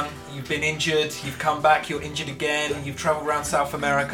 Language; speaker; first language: English; native; English